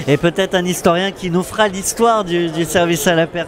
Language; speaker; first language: French; native; French